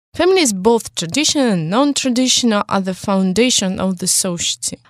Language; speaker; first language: English; non-native, fluent; Russian